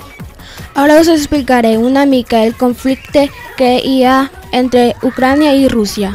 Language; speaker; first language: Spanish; non-native, learner; Ukrainian